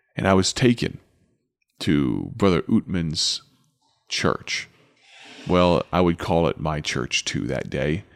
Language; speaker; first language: English; native; English